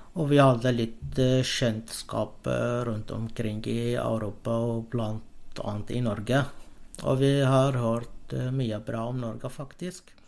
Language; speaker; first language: Norwegian; non-native, fluent; Arabic